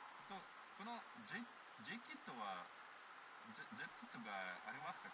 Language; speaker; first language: Japanese; non-native, learner; Russian